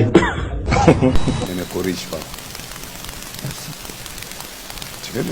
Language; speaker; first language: French; non-native, local second language; Lingala